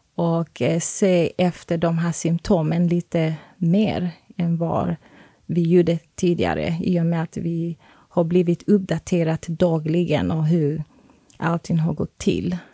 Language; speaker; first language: Swedish; non-native, fluent; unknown